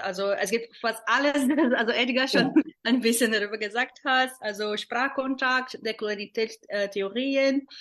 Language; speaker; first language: German; non-native, fluent; Portuguese